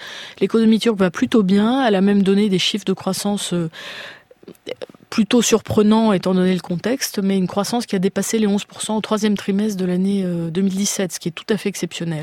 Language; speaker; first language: French; native; French